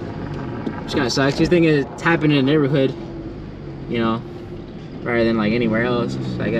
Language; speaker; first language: English; native; English